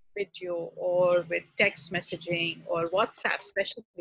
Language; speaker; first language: English; non-native, local second language; Urdu